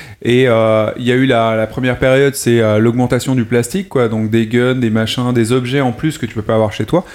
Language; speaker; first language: French; non-native, local second language; Arabic